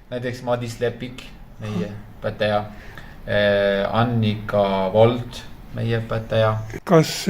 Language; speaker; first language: Estonian; non-native, fluent; Turkish